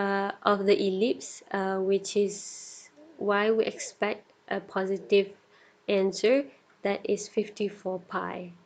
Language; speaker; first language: English; non-native, local second language; Malay